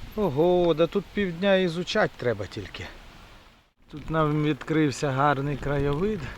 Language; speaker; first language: Ukrainian; non-native, local second language; Russian